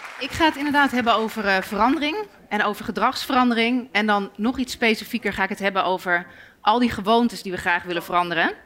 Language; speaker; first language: Dutch; native; Dutch